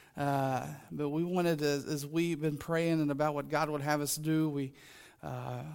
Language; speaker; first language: English; native; English